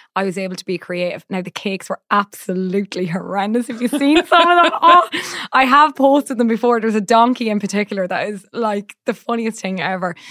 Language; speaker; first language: English; native; English